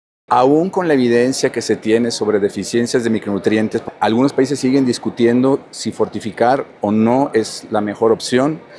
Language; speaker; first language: Spanish; native; Spanish